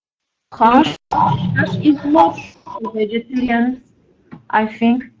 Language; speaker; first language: English; non-native, learner; Armenian